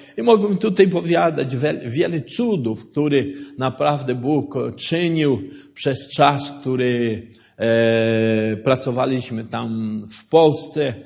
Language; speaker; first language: Polish; non-native, learner; Portuguese